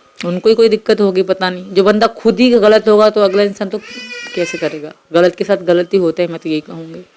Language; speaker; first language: Urdu; non-native, local second language; Sindhi